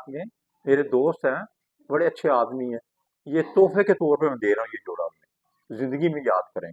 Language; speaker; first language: Hindi; non-native, local second language; Punjabi